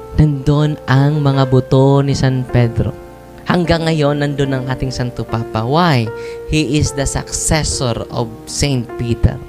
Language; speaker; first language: Filipino; non-native, local second language; Cebuano